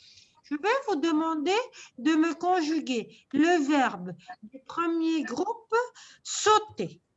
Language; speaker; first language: French; non-native, local second language; Arabic